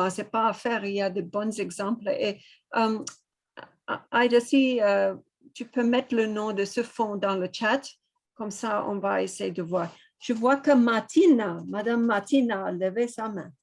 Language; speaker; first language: French; non-native, fluent; English